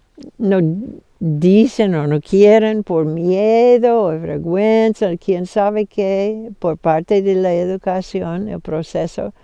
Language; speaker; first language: Spanish; non-native, fluent; English